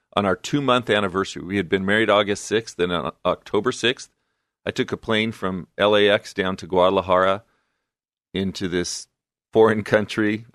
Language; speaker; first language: English; native; English